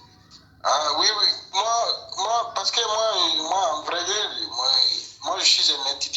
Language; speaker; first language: French; non-native, local second language; Bambara